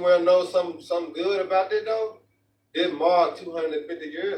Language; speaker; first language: English; native; English